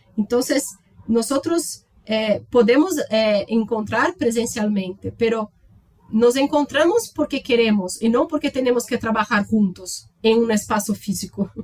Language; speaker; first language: Spanish; non-native, learner; Portuguese